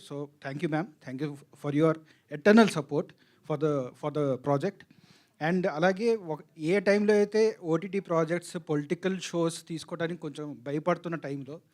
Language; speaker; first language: Telugu; native; Telugu